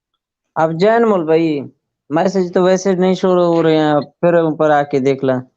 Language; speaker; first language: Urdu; non-native, local second language; Saraiki